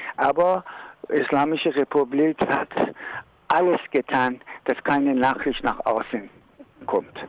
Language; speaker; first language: German; non-native, learner; Persian